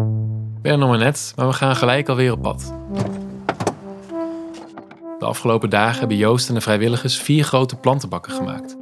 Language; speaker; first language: Dutch; native; Dutch